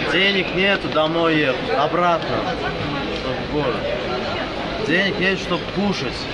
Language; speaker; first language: Russian; non-native, local second language; Turkmen